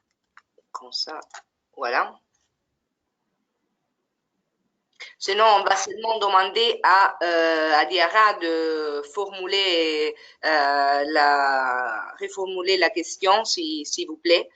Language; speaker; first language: French; non-native, fluent; Italian